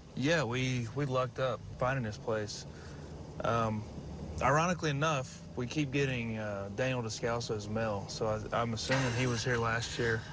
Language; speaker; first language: English; native; English